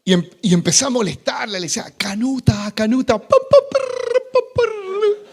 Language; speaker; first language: Spanish; native; Spanish